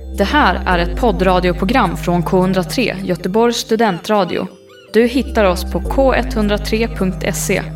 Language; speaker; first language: Swedish; native; Swedish